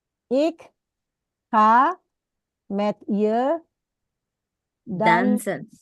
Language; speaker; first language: Dutch; non-native, fluent; Indonesian